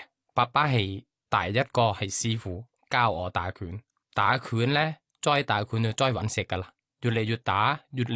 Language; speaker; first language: Cantonese; non-native, learner; Thai